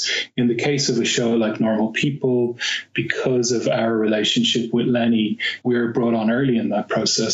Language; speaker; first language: English; native; English